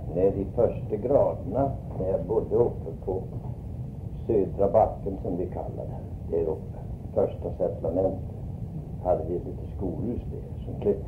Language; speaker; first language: Swedish; early bilingual, heritage; Swedish